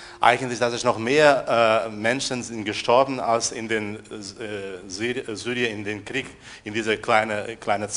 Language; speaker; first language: German; non-native, fluent; Portuguese